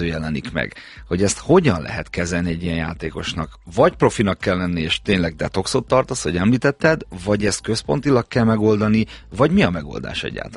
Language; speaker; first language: Hungarian; native; Hungarian